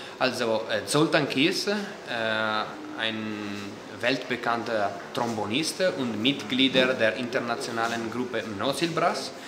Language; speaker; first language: German; non-native, fluent; Italian